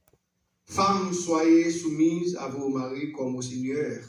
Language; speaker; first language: French; non-native, local second language; Haitian Creole